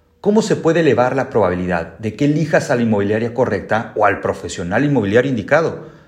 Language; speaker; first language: Spanish; native; Spanish